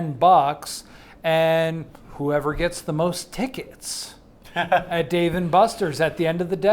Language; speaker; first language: English; native; English